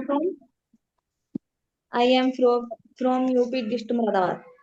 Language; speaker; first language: English; non-native, learner; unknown